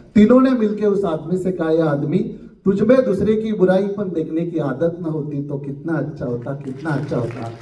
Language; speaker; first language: Hindi; non-native, local second language; Marathi